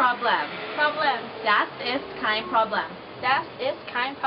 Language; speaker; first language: German; non-native, learner; English